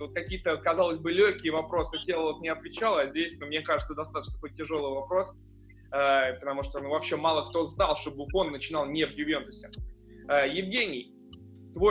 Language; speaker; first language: Russian; native; Russian